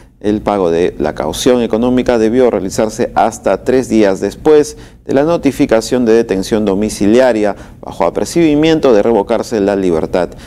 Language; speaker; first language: Spanish; native; Spanish